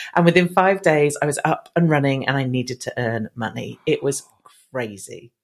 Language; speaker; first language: English; native; English